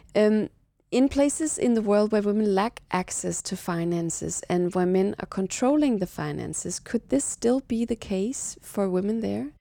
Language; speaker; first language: English; non-native, fluent; Danish